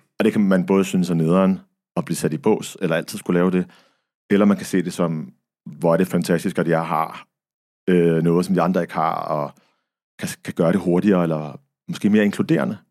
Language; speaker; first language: Danish; early bilingual, other home language; Arabic